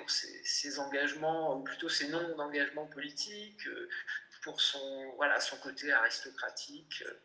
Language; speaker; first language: French; native; French